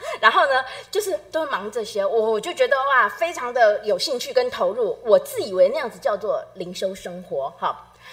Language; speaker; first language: Chinese; native; Chinese